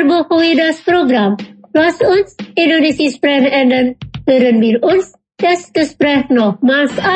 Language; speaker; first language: German; non-native, learner; Indonesian